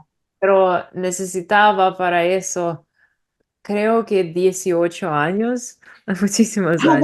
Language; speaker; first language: Spanish; non-native, learner; English